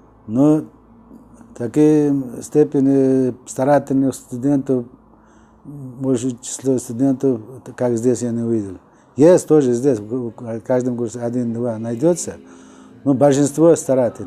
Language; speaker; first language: Russian; non-native, local second language; Uzbek